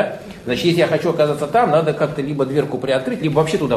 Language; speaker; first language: Russian; native; Russian